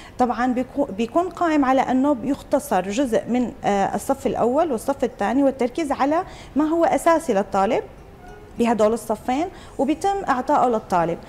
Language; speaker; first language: Arabic; native; Arabic